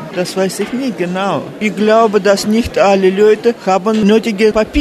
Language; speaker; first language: German; non-native, fluent; Russian